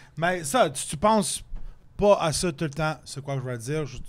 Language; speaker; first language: French; non-native, fluent; English